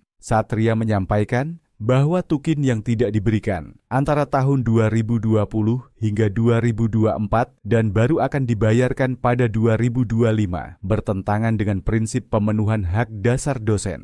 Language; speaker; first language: Indonesian; native; Indonesian